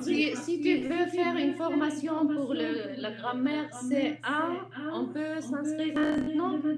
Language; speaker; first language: French; non-native, fluent; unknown